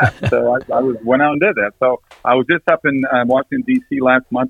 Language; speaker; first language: English; native; English